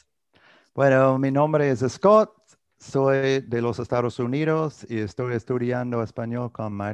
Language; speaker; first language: Spanish; non-native, fluent; English